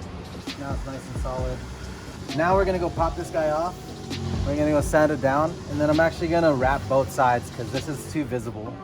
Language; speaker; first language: English; native; English